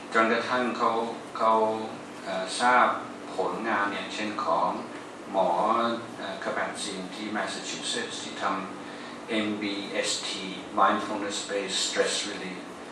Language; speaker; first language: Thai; non-native, fluent; English